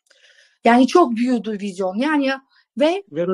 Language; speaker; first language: Turkish; non-native, fluent; Russian